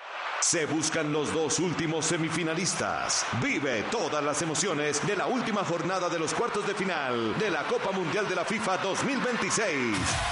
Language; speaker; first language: Spanish; native; Spanish